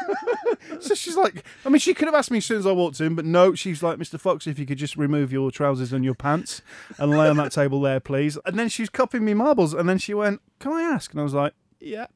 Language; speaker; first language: English; native; English